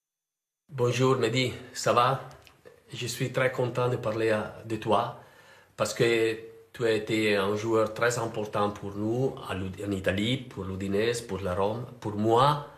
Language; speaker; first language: French; non-native, fluent; Italian